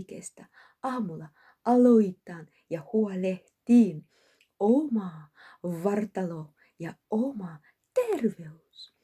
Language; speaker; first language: Finnish; non-native, learner; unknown